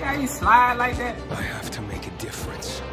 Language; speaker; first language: English; native; English